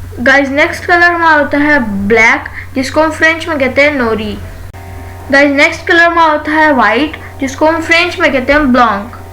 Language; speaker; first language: Hindi; native; Hindi